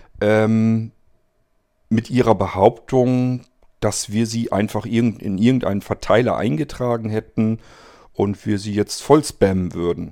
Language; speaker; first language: German; native; German